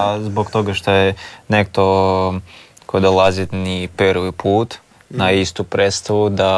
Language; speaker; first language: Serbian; non-native, learner; Russian